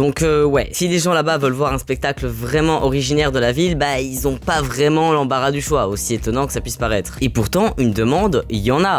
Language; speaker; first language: French; native; French